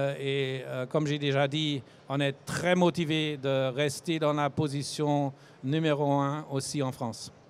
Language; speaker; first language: French; non-native, fluent; German